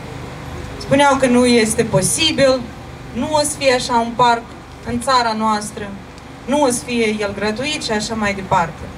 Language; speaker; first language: Romanian; non-native, local second language; Russian